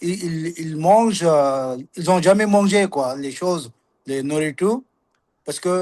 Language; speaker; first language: French; non-native, learner; Sherpa